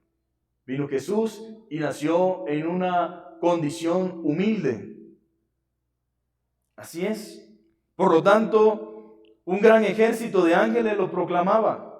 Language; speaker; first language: Spanish; native; Spanish